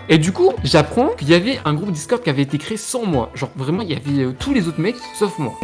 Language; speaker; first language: French; native; French